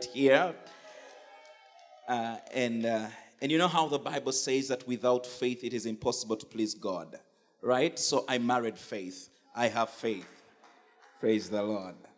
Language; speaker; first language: English; non-native, local second language; Ganda